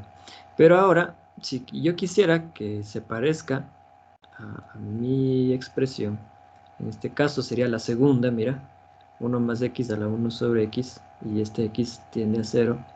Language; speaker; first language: Spanish; native; Spanish